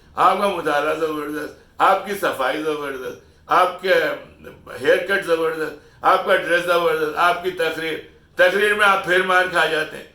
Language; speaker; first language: Urdu; native; Urdu